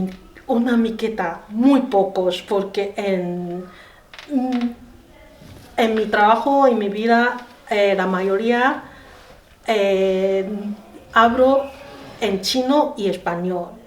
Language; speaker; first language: Spanish; non-native, learner; Chinese